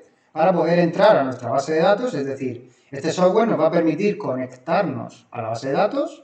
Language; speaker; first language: Spanish; native; Spanish